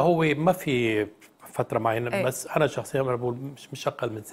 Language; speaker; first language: Arabic; native; Arabic